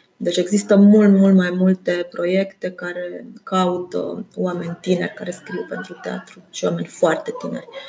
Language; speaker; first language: Romanian; non-native, local second language; German